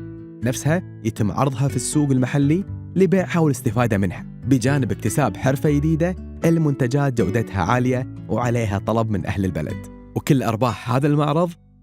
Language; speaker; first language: Arabic; native; Arabic